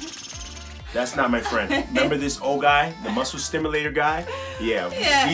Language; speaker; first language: English; native; English